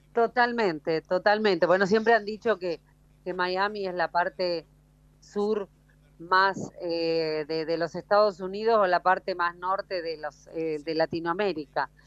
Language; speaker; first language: Spanish; native; Spanish